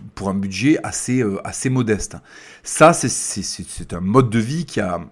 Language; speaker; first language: French; native; French